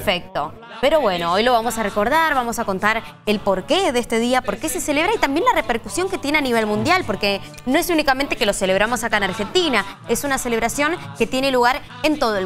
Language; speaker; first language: Spanish; native; Spanish